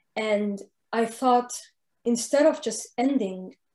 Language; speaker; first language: English; non-native, fluent; Arabic